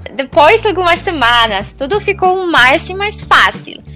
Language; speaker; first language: Portuguese; non-native, fluent; Polish